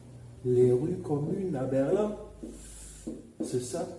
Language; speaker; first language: French; non-native, fluent; German